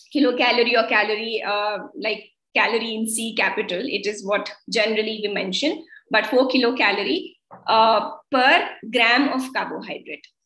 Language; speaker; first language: English; non-native, local second language; Kannada